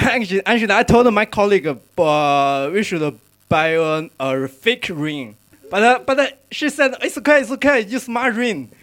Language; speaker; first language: English; non-native, learner; Chinese